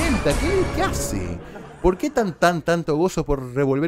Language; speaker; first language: Spanish; native; Spanish